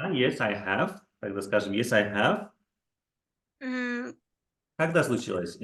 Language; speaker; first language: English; non-native, fluent; Kazakh